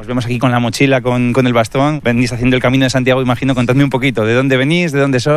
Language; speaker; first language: Spanish; native; Spanish